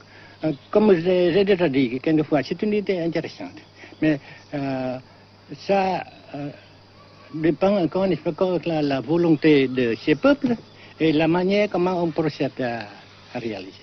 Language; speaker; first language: French; non-native, fluent; Vietnamese